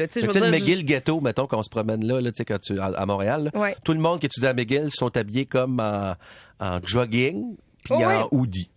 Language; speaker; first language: French; native; French